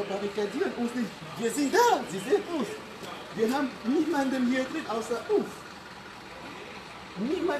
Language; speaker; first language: German; non-native, fluent; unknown